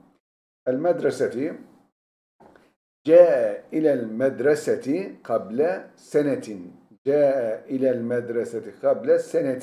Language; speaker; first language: Arabic; non-native, fluent; Turkish